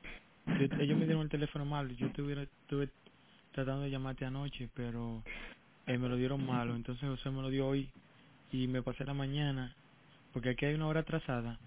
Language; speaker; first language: Spanish; native; Spanish